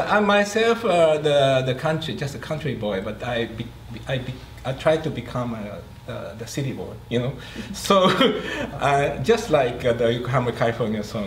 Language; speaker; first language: English; non-native, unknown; Japanese